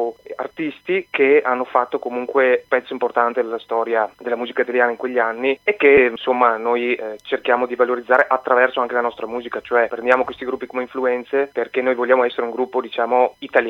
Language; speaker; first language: Italian; native; Italian